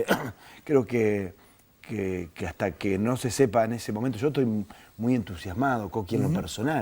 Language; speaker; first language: Spanish; native; Spanish